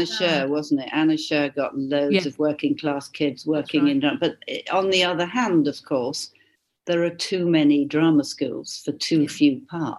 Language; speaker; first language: English; native; English